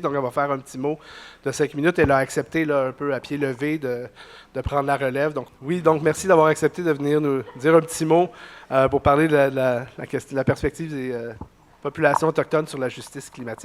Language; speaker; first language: French; native; French